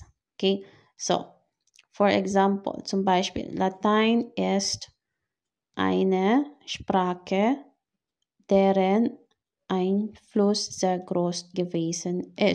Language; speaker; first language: German; non-native, fluent; Filipino